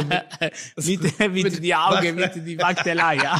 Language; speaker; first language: German; non-native, learner; Italian